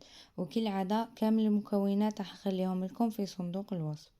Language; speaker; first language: Arabic; native; Arabic